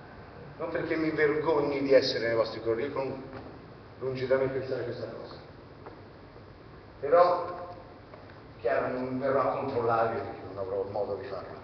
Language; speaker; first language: Italian; native; Italian